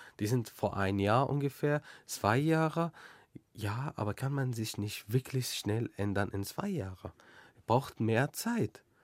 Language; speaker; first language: German; non-native, learner; Arabic